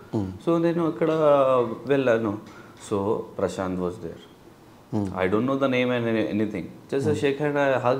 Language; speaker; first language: Telugu; non-native, learner; Hindi